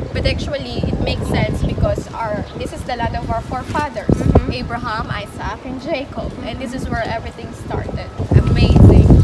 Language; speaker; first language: English; non-native, fluent; Filipino